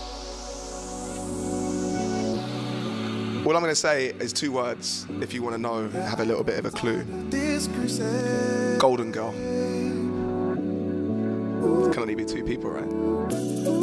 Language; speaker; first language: English; native; English